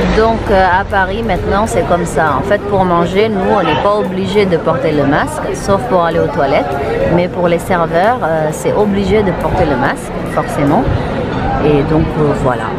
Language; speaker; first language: French; non-native, fluent; Sundanese